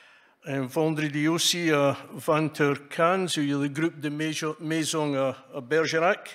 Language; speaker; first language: French; non-native, fluent; English